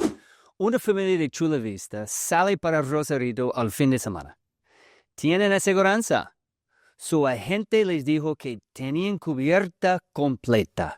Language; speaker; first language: Spanish; early bilingual, heritage; English